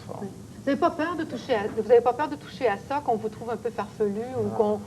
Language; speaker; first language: French; native; French